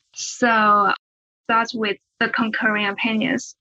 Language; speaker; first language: English; non-native, fluent; Chinese